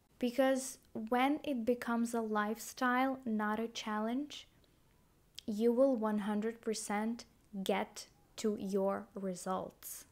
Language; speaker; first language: English; non-native, fluent; Ukrainian